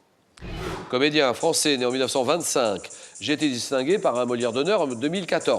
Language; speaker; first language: French; native; French